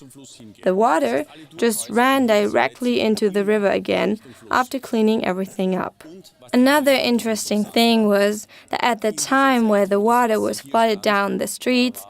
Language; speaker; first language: English; non-native, fluent; German